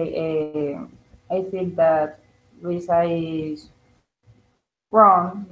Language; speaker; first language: English; non-native, learner; Spanish